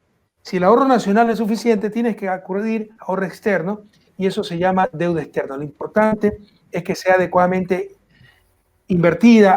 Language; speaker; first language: Spanish; native; Spanish